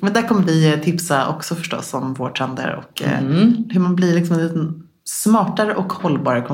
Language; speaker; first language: Swedish; native; Swedish